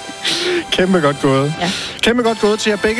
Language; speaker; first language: Danish; native; Danish